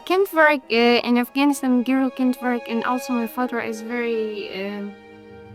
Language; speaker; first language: English; non-native, learner; Hazaragi